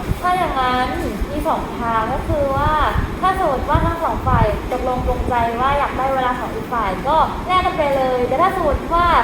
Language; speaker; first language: Thai; native; Thai